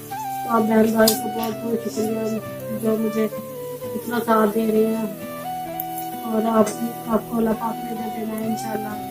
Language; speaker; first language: Hindi; non-native, local second language; Punjabi